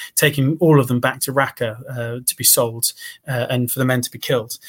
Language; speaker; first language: English; native; English